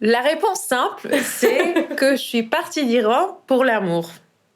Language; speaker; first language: French; non-native, fluent; Persian